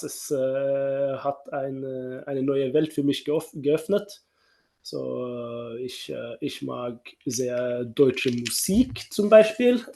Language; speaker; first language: German; non-native, fluent; Norwegian